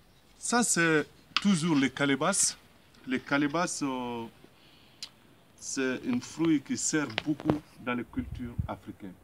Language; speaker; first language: French; non-native, local second language; Bambara